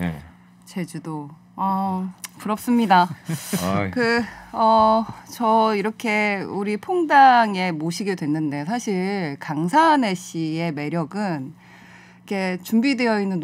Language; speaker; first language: Korean; native; Korean